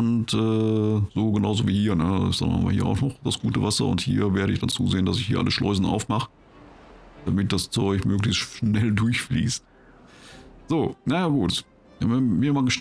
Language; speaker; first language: German; native; German